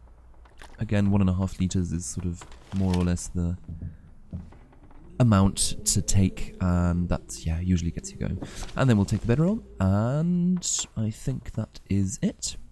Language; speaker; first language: English; native; English